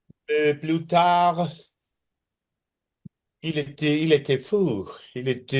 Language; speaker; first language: French; non-native, learner; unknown